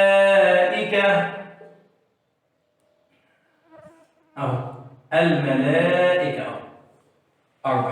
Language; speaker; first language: Arabic; native; Arabic